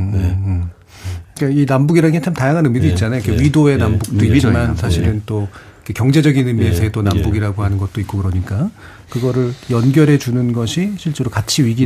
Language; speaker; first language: Korean; native; Korean